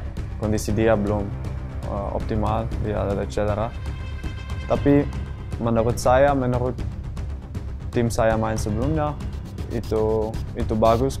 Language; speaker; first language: Indonesian; non-native, learner; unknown